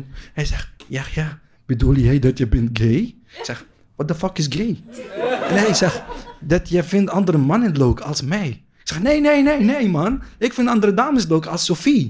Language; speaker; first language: Dutch; non-native, learner; Arabic